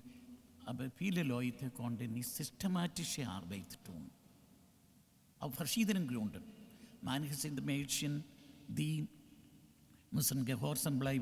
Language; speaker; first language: German; non-native, learner; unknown